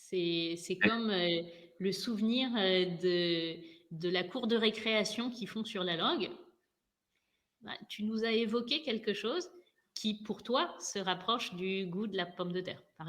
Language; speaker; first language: French; native; French